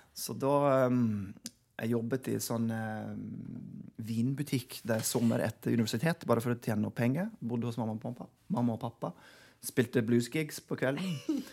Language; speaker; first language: Norwegian; non-native, fluent; English